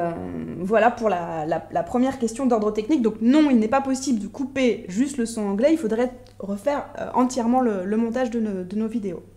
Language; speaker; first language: French; native; French